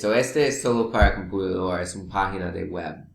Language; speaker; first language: Spanish; non-native, learner; English